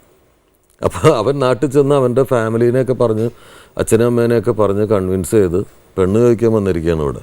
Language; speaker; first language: Malayalam; native; Malayalam